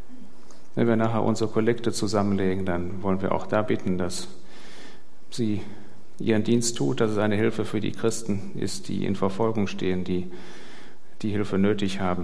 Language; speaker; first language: German; native; German